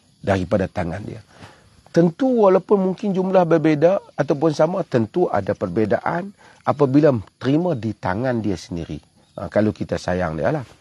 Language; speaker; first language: Malay; native; Malay